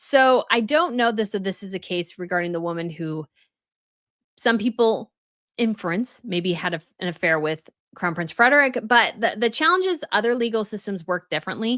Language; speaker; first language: English; native; English